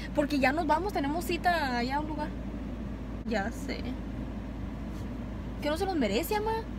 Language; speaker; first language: Spanish; early bilingual, heritage; Spanish